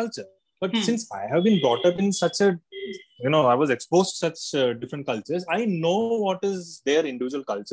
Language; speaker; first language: English; non-native, local second language; Malayalam